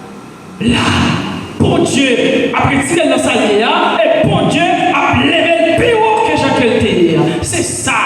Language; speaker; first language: French; non-native, local second language; Haitian Creole